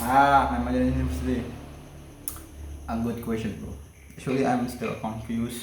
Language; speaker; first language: English; non-native, learner; Indonesian